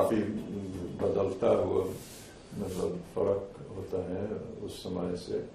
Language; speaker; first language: Hindi; non-native, fluent; English